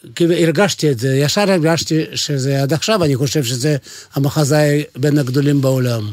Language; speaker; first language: Hebrew; non-native, fluent; Russian